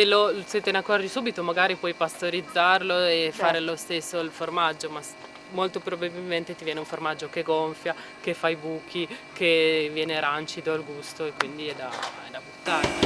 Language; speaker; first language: Italian; native; Italian